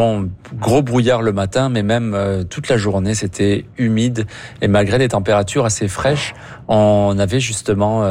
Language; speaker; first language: French; native; French